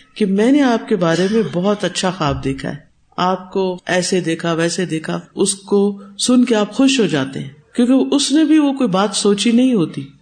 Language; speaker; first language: Urdu; non-native, local second language; Punjabi